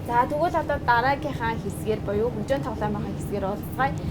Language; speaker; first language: Mongolian; native; Mongolian